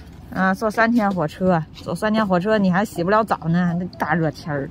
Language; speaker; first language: Chinese; native; Chinese